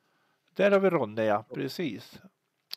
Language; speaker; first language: Swedish; native; Swedish